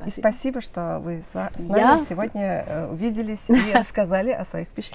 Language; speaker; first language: Russian; native; Russian